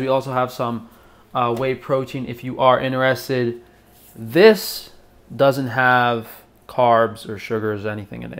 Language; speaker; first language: English; native; English